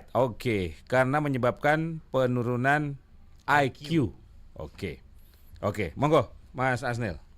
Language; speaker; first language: Indonesian; native; Indonesian